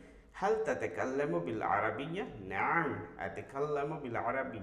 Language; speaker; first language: Arabic; non-native, fluent; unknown